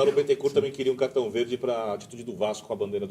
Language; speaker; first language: Portuguese; native; Portuguese